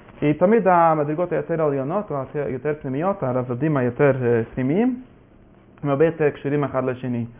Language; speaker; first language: Hebrew; non-native, fluent; Yiddish